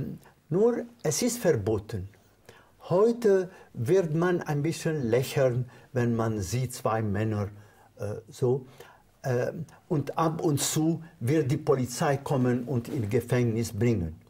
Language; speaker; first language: German; non-native, fluent; Arabic